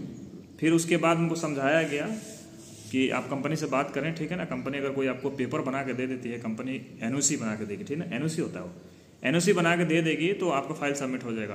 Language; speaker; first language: Hindi; native; Hindi